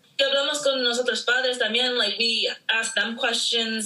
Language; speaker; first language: Spanish; early bilingual, heritage; Spanish